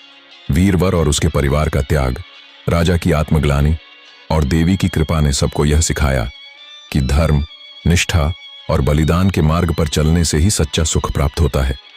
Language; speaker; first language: Hindi; native; Hindi